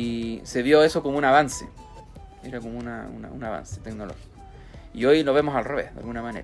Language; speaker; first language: Spanish; native; Spanish